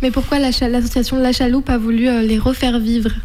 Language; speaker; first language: French; native; French